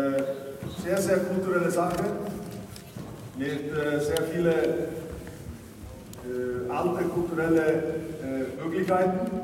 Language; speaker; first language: German; non-native, fluent; Icelandic